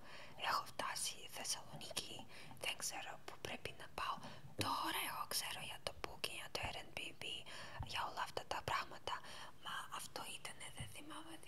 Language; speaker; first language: Greek; non-native, learner; Ukrainian